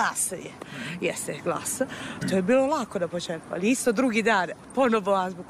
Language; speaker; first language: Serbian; non-native, fluent; Italian